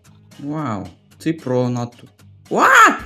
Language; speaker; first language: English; non-native, learner; Kazakh